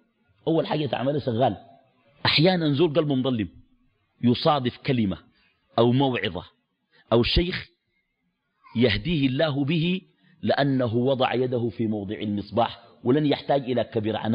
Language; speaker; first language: Arabic; native; Arabic